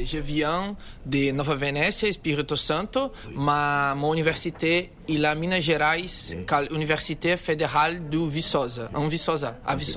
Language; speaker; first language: French; non-native, learner; Portuguese